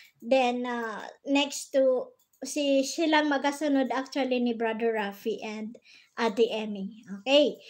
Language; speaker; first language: Filipino; non-native, local second language; Bikol